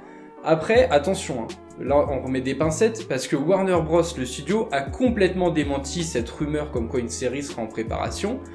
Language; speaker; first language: French; native; French